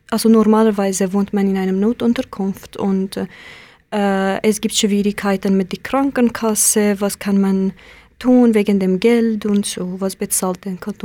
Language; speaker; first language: German; non-native, learner; Kurdish